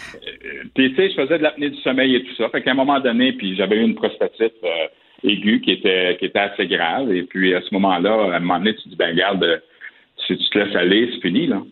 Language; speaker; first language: French; native; French